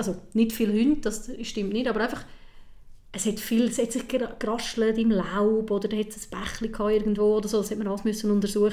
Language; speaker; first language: German; native; German